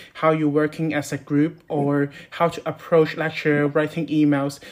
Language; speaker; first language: English; non-native, local second language; Cantonese